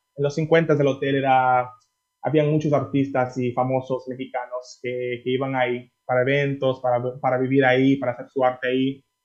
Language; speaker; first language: Spanish; early bilingual, heritage; Spanish